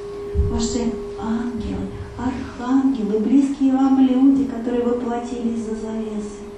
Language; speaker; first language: Russian; native; Russian